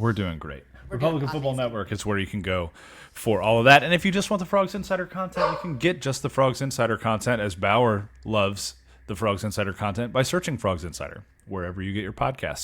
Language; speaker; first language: English; native; English